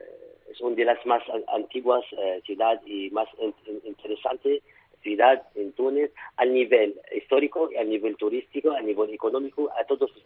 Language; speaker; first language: Spanish; non-native, fluent; Arabic